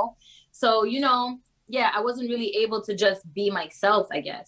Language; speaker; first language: English; native; English